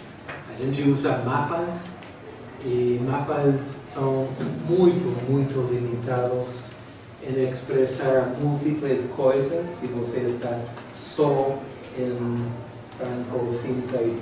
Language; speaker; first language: Portuguese; non-native, fluent; English